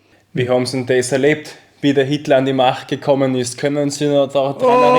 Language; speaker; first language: German; native; German